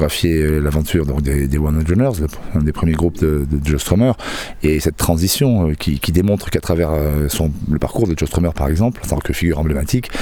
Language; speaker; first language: French; native; French